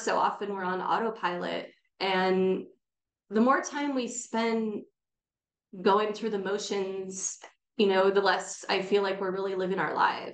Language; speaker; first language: English; native; English